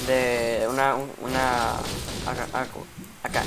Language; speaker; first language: Spanish; native; Spanish